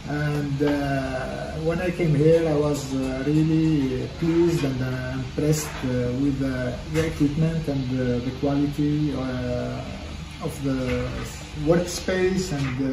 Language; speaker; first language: English; non-native, fluent; French